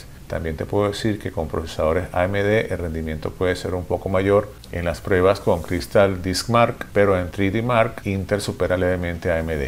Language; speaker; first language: Spanish; native; Spanish